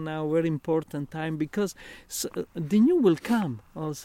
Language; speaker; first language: English; non-native, learner; Italian